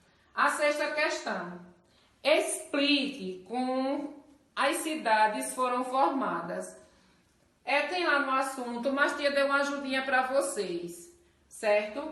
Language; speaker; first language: Portuguese; native; Portuguese